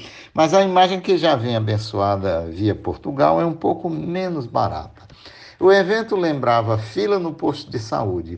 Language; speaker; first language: Portuguese; native; Portuguese